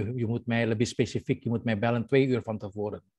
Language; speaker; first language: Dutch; non-native, fluent; Indonesian